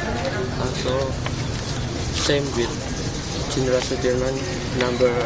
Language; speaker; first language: English; non-native, learner; Indonesian